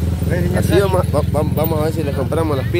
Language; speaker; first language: Spanish; native; Spanish